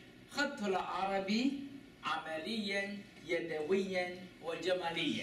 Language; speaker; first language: Arabic; non-native, learner; Chinese